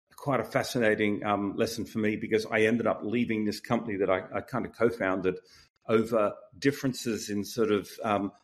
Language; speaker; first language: English; native; English